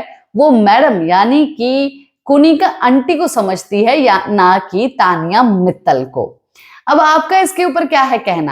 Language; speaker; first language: Hindi; native; Hindi